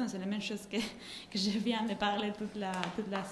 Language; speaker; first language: French; non-native, fluent; Spanish